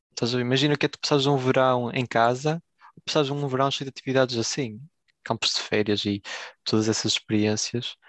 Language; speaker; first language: Portuguese; native; Portuguese